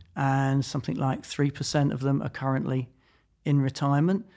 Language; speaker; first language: English; native; English